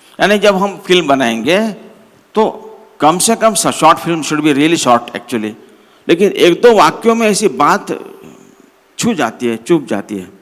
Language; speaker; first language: Hindi; non-native, local second language; Marathi